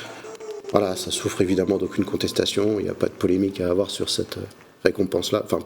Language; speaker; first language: French; native; French